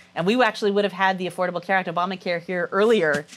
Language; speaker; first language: English; native; English